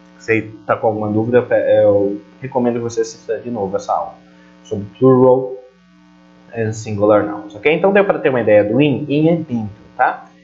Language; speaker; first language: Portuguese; native; Portuguese